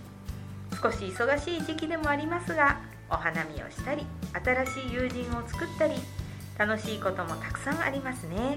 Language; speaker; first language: Japanese; native; Japanese